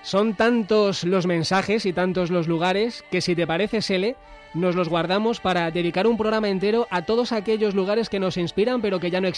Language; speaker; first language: Spanish; native; Spanish